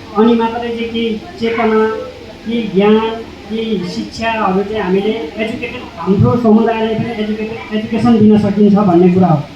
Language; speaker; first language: Nepali; non-native, local second language; Eastern Tamang